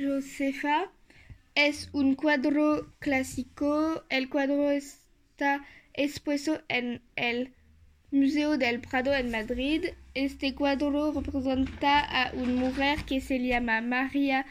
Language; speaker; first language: Spanish; non-native, learner; French